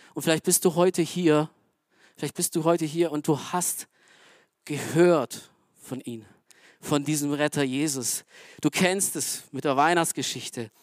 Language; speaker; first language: German; early bilingual, other home language; Romanian